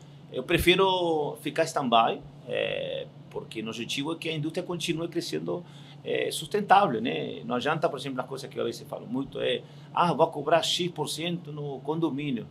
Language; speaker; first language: Portuguese; non-native, fluent; Spanish